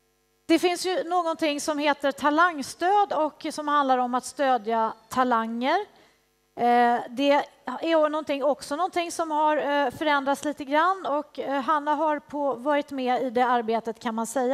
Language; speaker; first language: Swedish; native; Swedish